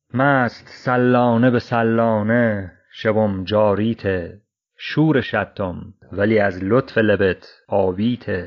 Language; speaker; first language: Persian; native; Persian